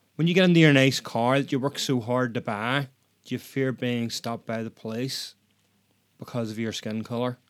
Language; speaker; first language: English; native; English